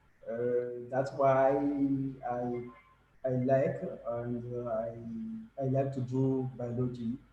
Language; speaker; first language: English; non-native, learner; French